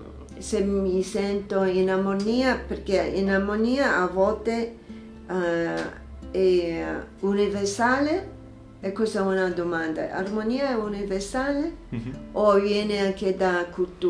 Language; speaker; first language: Italian; non-native, fluent; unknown